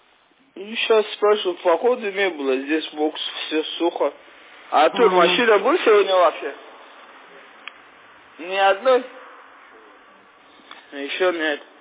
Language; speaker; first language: Russian; native; Russian